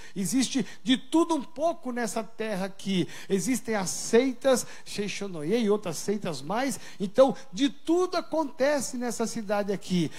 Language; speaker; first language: Portuguese; native; Portuguese